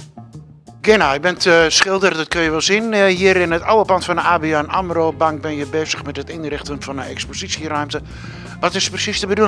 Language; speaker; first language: Dutch; native; Dutch